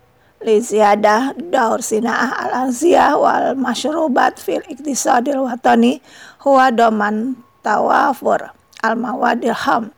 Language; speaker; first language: Arabic; non-native, fluent; Indonesian